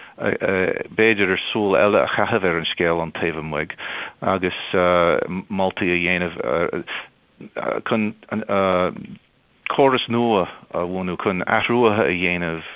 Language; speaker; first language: Irish; non-native, fluent; English